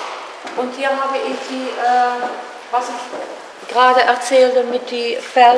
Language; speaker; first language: German; non-native, learner; Dutch